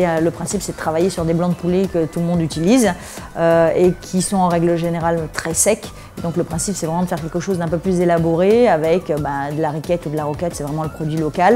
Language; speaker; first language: French; native; French